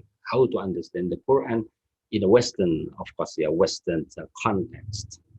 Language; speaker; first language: English; non-native, fluent; Indonesian